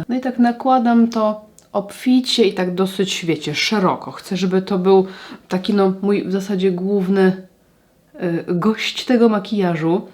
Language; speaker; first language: Polish; native; Polish